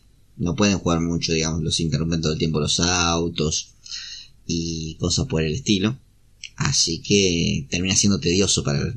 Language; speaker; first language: Spanish; native; Spanish